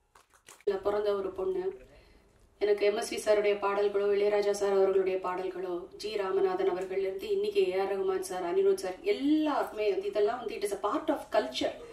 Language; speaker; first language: Tamil; native; Tamil